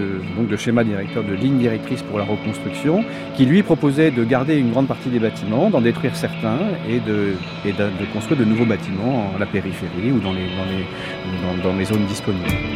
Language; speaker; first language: French; native; French